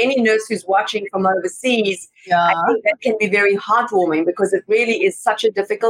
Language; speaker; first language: English; native; English